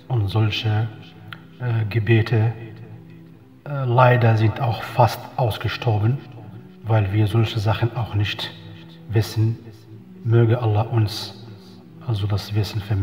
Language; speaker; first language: German; non-native, fluent; Arabic